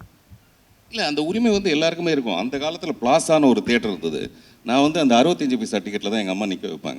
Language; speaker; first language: Tamil; native; Tamil